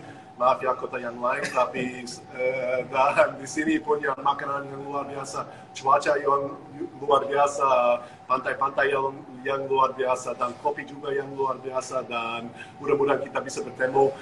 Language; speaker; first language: Indonesian; non-native, fluent; English